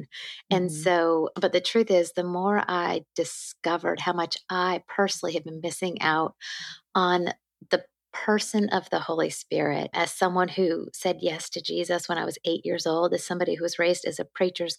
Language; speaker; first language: English; native; English